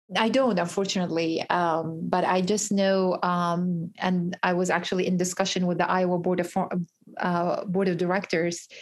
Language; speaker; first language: English; early bilingual, other home language; Kurdish